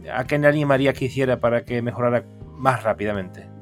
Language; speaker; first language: Spanish; native; Spanish